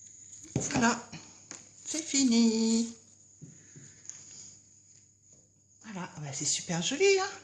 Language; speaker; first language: French; native; French